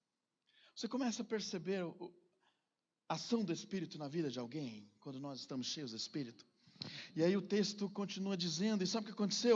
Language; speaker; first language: Portuguese; native; Portuguese